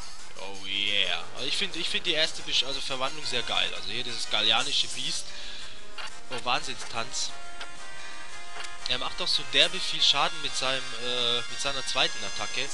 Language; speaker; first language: German; native; German